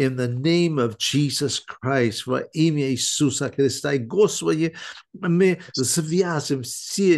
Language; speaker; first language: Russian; early bilingual, heritage; English